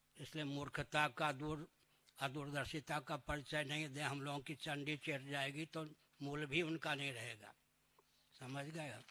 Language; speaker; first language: Hindi; native; Hindi